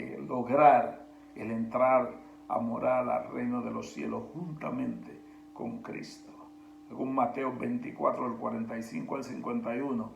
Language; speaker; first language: Spanish; native; Spanish